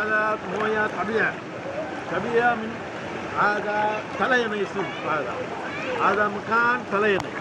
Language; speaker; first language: Arabic; non-native, learner; Tamil